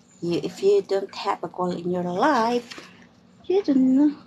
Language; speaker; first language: English; non-native, local second language; Filipino